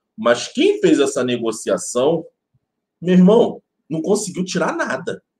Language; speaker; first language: Portuguese; native; Portuguese